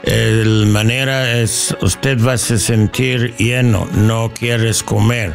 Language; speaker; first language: Spanish; non-native, learner; English